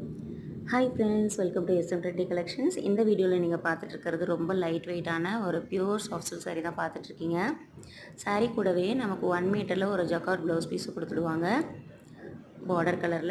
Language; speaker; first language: Tamil; native; Tamil